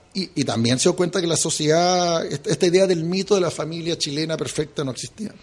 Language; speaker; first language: Spanish; early bilingual, heritage; Spanish